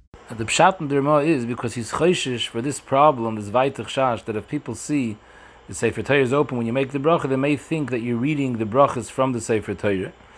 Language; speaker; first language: English; native; English